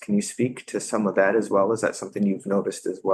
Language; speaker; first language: English; native; English